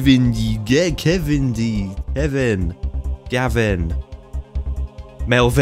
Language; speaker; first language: English; native; English